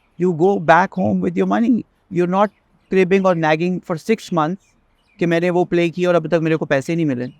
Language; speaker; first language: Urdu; native; Urdu